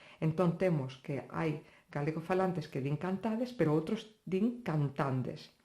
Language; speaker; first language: Galician; non-native, local second language; Spanish